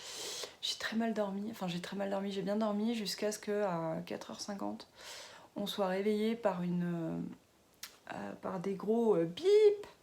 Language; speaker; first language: French; native; French